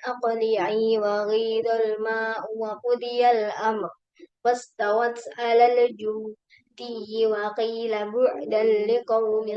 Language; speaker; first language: Arabic; non-native, learner; Indonesian